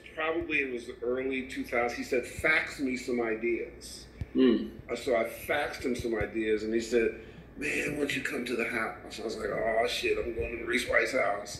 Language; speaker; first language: English; native; English